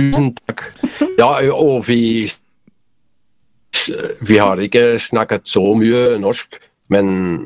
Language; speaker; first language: Norwegian; non-native, fluent; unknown